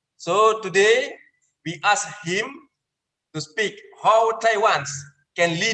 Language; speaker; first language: English; non-native, learner; Indonesian